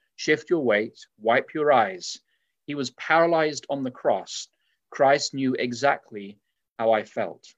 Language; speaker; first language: English; native; English